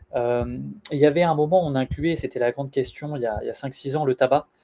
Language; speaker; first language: French; native; French